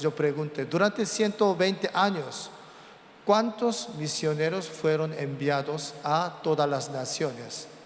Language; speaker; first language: Spanish; non-native, learner; Korean